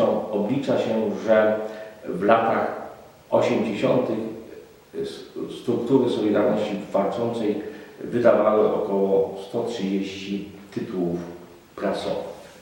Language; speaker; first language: Polish; native; Polish